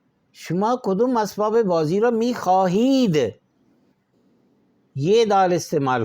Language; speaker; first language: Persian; non-native, fluent; Urdu